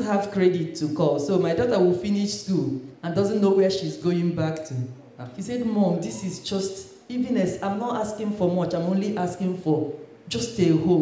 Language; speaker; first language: English; non-native, local second language; Igbo